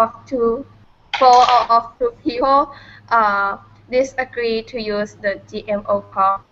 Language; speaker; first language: English; non-native, learner; Thai